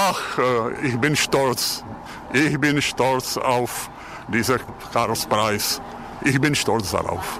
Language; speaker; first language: German; non-native, fluent; Czech